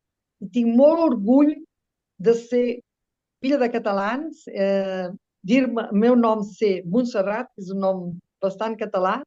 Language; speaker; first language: Catalan; early bilingual, heritage; Catalan